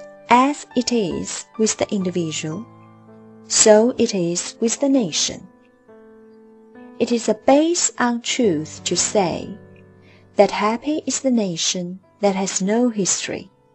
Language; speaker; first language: English; non-native, fluent; Chinese